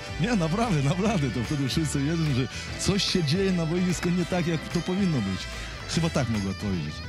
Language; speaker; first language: Polish; non-native, fluent; Russian